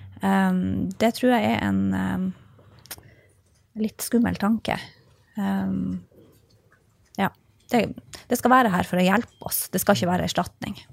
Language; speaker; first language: Norwegian; native; Norwegian